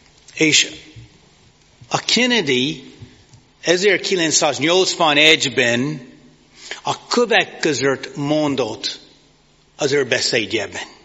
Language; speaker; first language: Hungarian; non-native, fluent; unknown